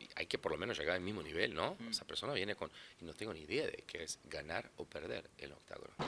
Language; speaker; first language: Spanish; non-native, fluent; Portuguese